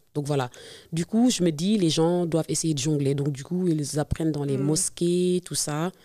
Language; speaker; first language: French; non-native, local second language; Serer